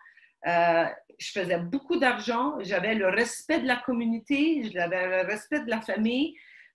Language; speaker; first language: French; early bilingual, other home language; Ukrainian